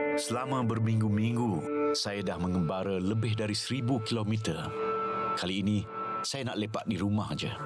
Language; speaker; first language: Malay; native; Malay